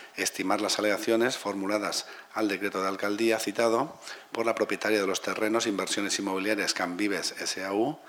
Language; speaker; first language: Spanish; non-native, local second language; Catalan